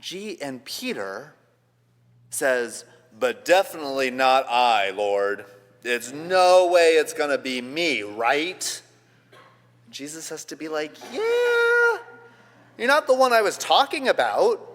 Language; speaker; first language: English; native; English